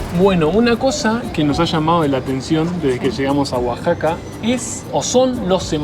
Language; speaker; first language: Spanish; native; Spanish